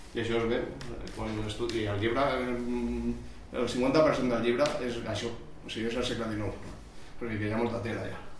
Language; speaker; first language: Catalan; non-native, local second language; Spanish